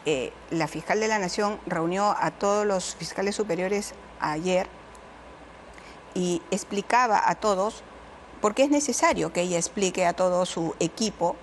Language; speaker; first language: Spanish; native; Spanish